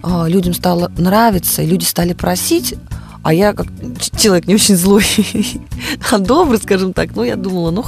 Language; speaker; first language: Russian; native; Russian